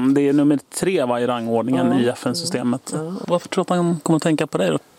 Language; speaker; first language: Swedish; native; Swedish